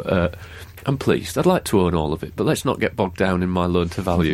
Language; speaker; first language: English; native; English